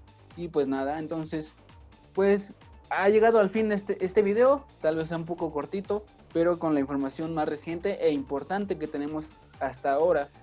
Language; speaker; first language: Spanish; native; Spanish